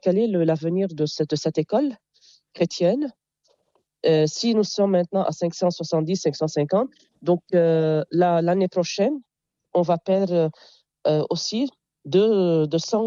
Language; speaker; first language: French; non-native, local second language; Arabic